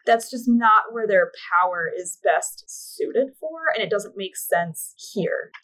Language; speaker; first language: English; native; English